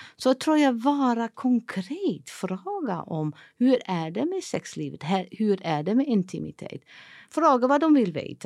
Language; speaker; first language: Swedish; non-native, fluent; Dutch